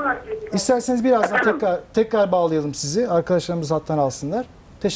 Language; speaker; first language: Turkish; native; Turkish